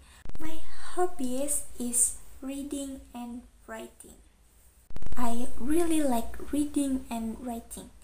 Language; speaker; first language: English; non-native, learner; Indonesian